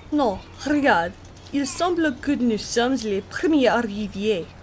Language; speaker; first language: French; non-native, learner; English